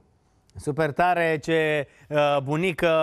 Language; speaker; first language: Romanian; native; Romanian